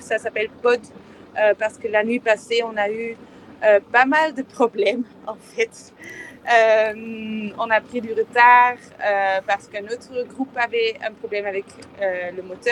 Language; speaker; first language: French; non-native, fluent; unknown